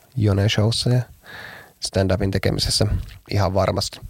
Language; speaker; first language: Finnish; native; Finnish